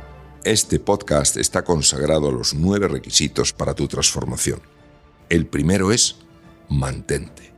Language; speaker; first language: Spanish; native; Spanish